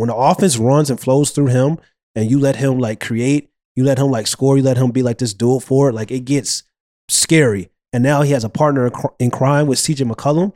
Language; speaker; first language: English; native; English